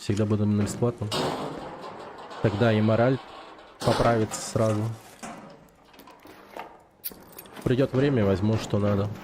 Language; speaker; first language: Russian; native; Russian